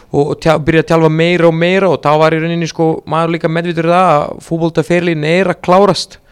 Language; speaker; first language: Icelandic; non-native, fluent; Serbian